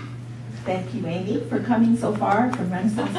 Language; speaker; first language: English; native; English